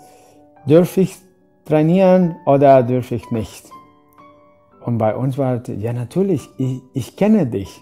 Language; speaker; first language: German; non-native, fluent; Spanish